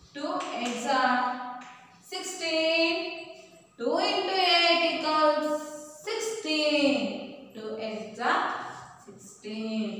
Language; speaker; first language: English; non-native, local second language; Kannada